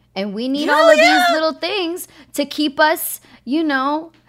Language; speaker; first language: English; native; English